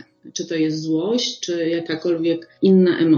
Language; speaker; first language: Polish; native; Polish